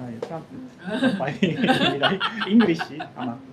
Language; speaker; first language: Korean; non-native, learner; Japanese